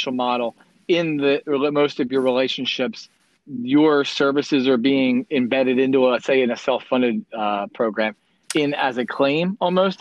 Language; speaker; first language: English; native; English